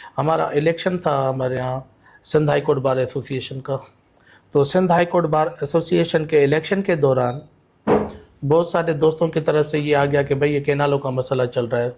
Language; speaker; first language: Urdu; non-native, local second language; Sindhi